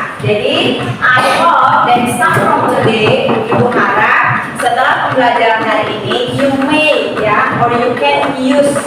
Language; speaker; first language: English; non-native, learner; Indonesian